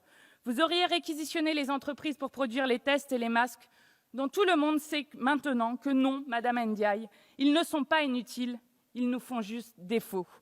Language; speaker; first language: French; native; French